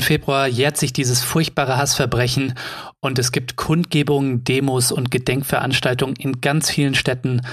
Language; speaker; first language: German; native; German